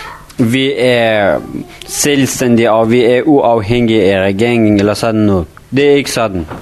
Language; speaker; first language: Danish; non-native, fluent; Persian